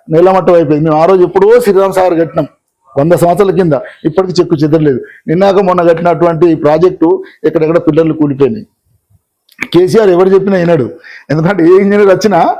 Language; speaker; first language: Telugu; non-native, local second language; Lambadi